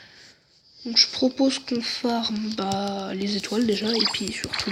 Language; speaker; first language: French; native; French